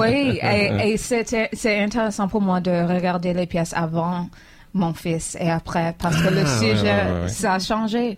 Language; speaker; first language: French; non-native, fluent; English